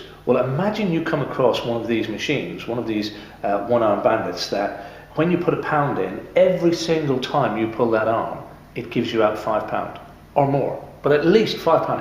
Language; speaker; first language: English; native; English